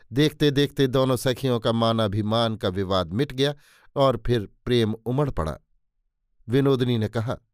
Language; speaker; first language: Hindi; native; Hindi